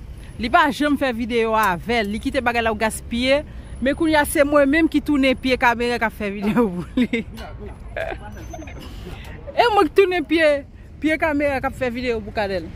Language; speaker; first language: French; non-native, local second language; Haitian Creole